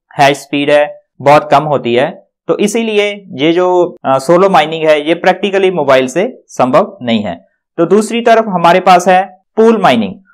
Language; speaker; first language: Hindi; non-native, local second language; Punjabi